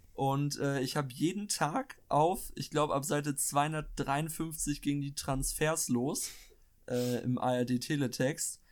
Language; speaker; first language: German; native; German